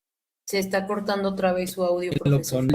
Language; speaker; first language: Spanish; native; Spanish